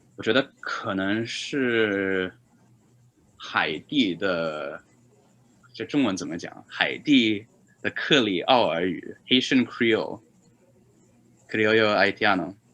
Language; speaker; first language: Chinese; native; Chinese